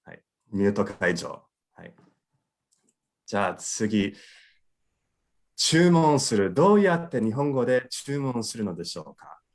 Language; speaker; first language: Japanese; non-native, fluent; English